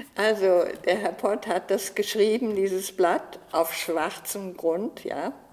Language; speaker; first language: German; native; German